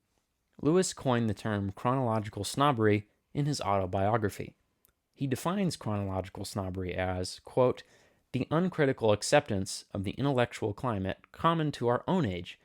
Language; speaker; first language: English; native; English